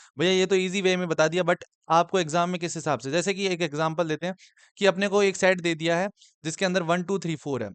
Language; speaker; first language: Hindi; native; Hindi